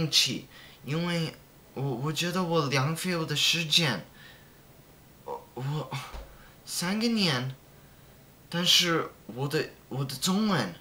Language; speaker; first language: Chinese; non-native, learner; English